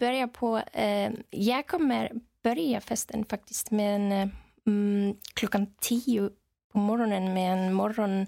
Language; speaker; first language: Swedish; non-native, fluent; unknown